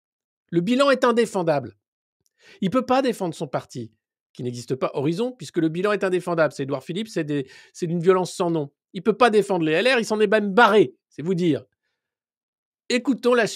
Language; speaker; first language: French; native; French